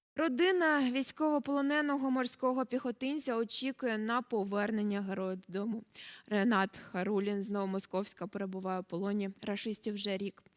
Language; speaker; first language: Ukrainian; native; Ukrainian